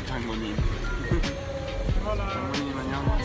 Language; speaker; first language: Korean; non-native, learner; English